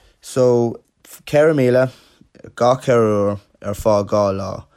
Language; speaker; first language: Irish; non-native, local second language; English